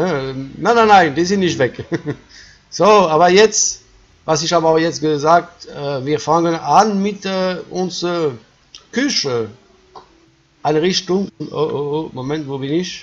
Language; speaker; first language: German; non-native, fluent; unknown